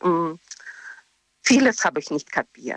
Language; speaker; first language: German; non-native, learner; Russian